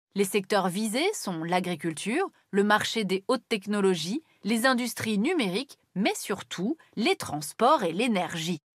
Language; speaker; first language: French; native; French